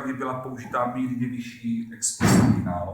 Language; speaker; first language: Czech; native; Czech